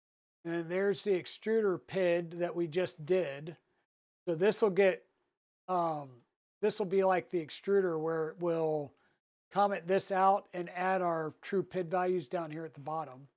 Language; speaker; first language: English; native; English